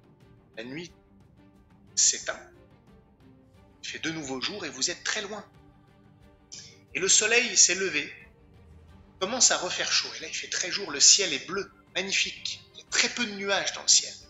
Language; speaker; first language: French; native; French